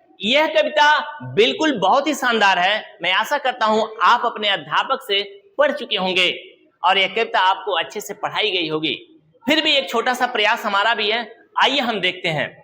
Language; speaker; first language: Hindi; native; Hindi